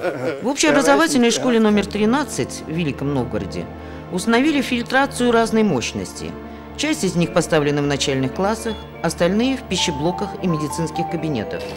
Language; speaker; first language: Russian; native; Russian